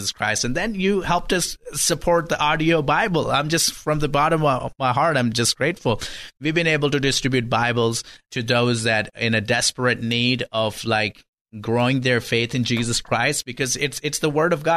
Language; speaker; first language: English; non-native, local second language; Urdu